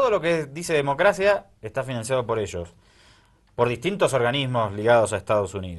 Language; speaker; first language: Spanish; native; Spanish